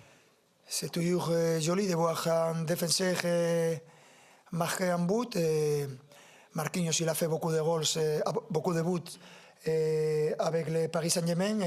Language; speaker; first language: French; non-native, fluent; Spanish